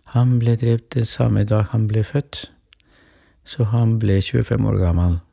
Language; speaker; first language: Norwegian; non-native, fluent; Spanish